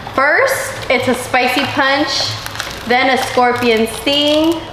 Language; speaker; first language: English; early bilingual, other home language; Spanish